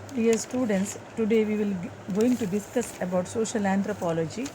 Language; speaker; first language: English; non-native, local second language; Kannada